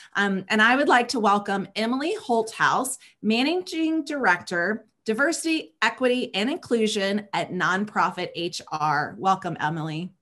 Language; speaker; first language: English; native; English